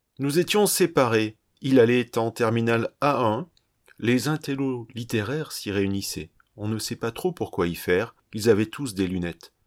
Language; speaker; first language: French; native; French